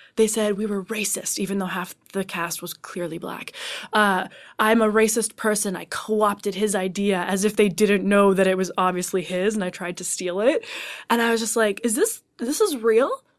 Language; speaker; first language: English; native; English